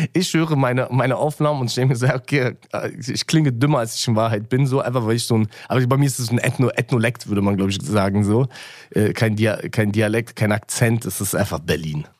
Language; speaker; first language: German; early bilingual, other home language; Russian